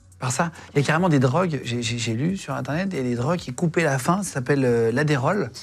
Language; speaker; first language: French; native; French